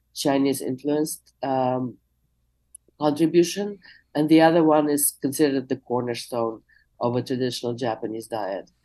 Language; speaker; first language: English; non-native, fluent; Russian